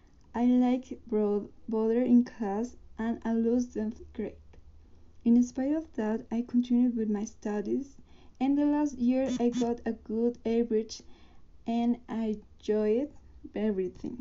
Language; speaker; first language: English; non-native, learner; Spanish